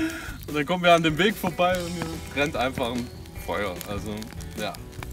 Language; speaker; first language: German; native; German